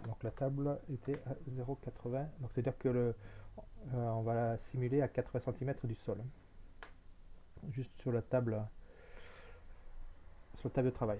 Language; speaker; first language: French; native; French